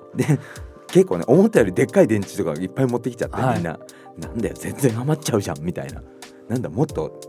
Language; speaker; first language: Japanese; native; Japanese